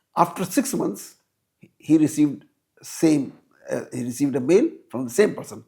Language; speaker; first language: English; non-native, local second language; Hindi